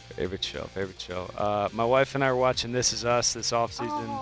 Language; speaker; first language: English; native; English